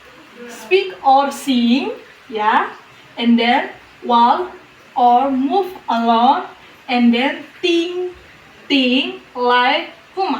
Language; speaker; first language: English; non-native, learner; Indonesian